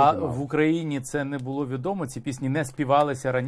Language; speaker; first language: Ukrainian; native; Ukrainian